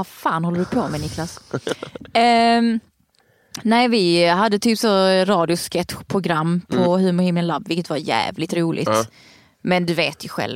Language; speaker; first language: Swedish; native; Swedish